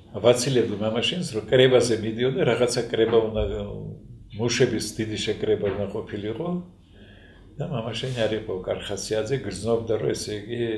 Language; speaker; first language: Georgian; non-native, local second language; Russian